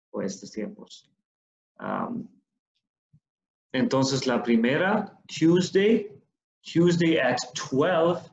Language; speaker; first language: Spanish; non-native, fluent; Swedish